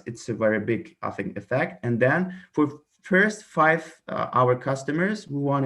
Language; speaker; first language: English; non-native, learner; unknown